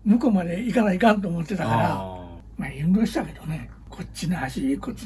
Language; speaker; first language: Japanese; native; Japanese